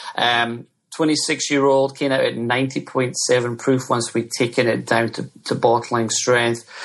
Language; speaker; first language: English; native; English